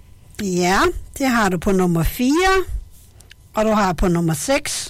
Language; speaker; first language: Danish; native; Danish